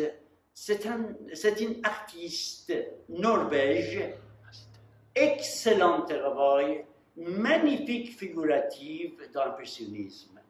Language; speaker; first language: French; non-native, fluent; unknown